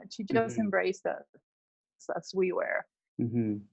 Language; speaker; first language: English; non-native, fluent; Spanish